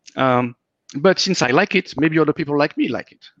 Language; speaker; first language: English; non-native, fluent; French